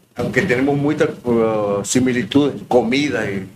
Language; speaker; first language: Portuguese; non-native, learner; Spanish